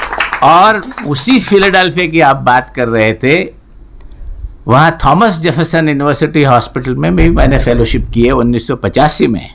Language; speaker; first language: Hindi; native; Hindi